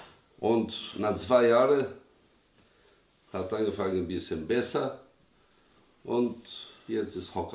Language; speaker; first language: German; non-native, learner; Albanian